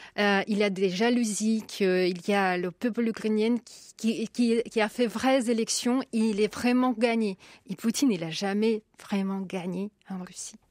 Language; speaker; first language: French; non-native, fluent; Ukrainian